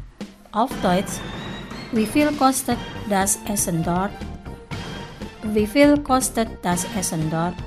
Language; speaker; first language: German; non-native, fluent; Indonesian